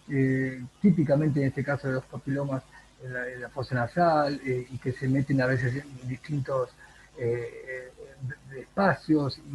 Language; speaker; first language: Spanish; native; Spanish